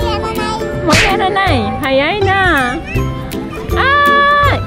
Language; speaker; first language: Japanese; non-native, fluent; Filipino